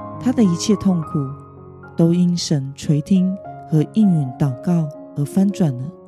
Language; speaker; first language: Chinese; native; Chinese